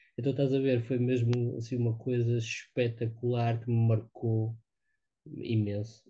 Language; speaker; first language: Portuguese; native; Portuguese